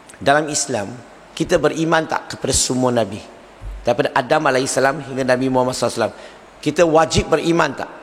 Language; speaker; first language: Malay; non-native, local second language; Chinese